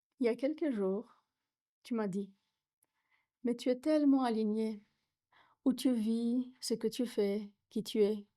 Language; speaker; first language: French; non-native, fluent; Romanian